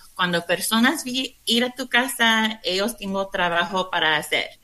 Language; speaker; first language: Spanish; non-native, learner; English